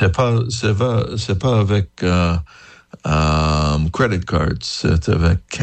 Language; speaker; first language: French; non-native, learner; English